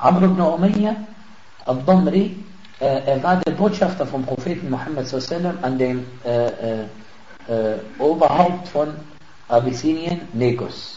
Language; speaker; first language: German; non-native, fluent; Arabic